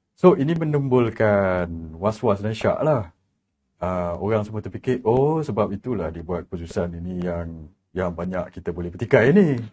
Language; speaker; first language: Malay; native; Malay